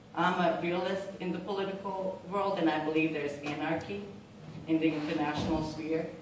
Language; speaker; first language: English; non-native, fluent; Serbian